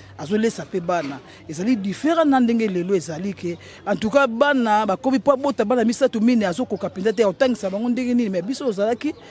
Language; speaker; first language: Lingala; native; Lingala